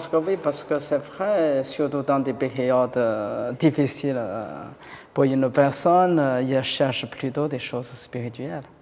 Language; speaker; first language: French; non-native, fluent; Chinese